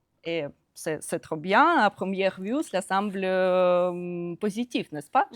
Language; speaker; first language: French; non-native, fluent; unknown